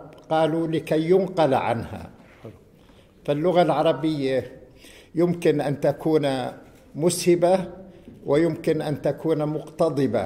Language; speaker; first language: Arabic; native; Arabic